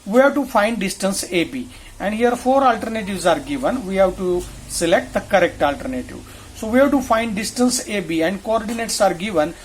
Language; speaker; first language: English; non-native, local second language; Marathi